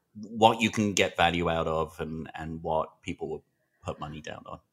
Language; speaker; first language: English; native; English